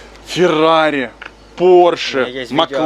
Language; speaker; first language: Russian; native; Russian